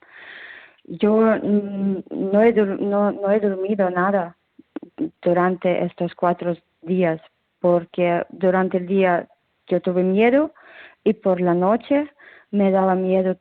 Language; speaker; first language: Spanish; non-native, fluent; Ukrainian